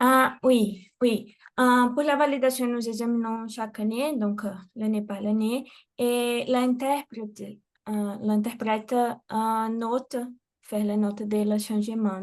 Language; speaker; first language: French; non-native, fluent; Portuguese